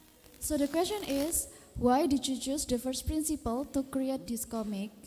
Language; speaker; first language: English; non-native, fluent; Indonesian